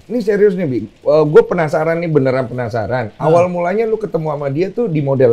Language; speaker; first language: Indonesian; native; Indonesian